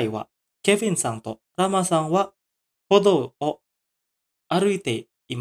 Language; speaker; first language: Japanese; non-native, fluent; Indonesian